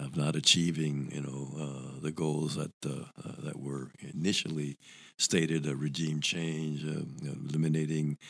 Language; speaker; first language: English; early bilingual, other home language; Spanish